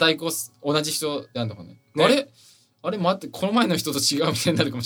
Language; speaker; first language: Japanese; native; Japanese